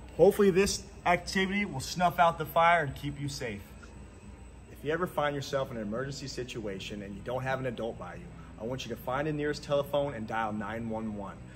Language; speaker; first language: English; native; English